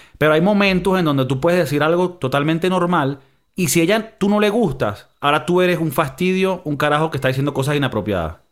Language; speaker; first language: Spanish; native; Spanish